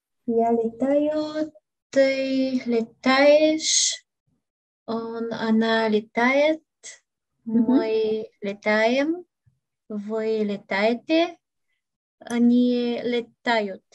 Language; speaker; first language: Russian; non-native, learner; Bulgarian